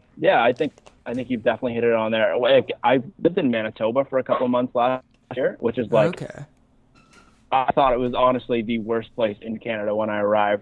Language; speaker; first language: English; native; English